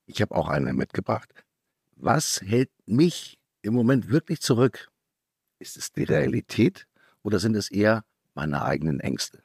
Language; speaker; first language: German; native; German